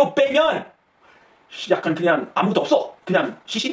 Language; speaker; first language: Korean; non-native, fluent; English